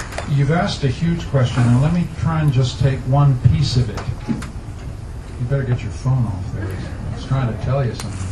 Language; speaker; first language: English; native; English